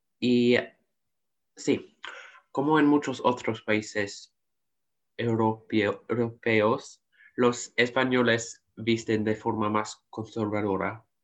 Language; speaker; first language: Spanish; non-native, learner; English